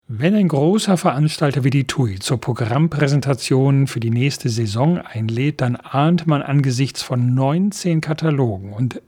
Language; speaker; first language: German; native; German